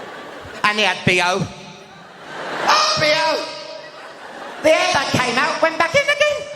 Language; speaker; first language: English; native; English